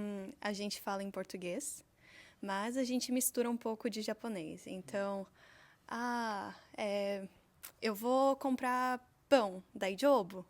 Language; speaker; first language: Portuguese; early bilingual, heritage; Portuguese